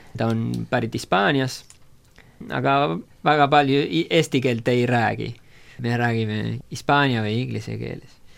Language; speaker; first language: Estonian; non-native, fluent; Spanish